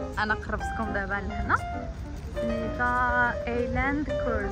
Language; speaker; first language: Arabic; native; Arabic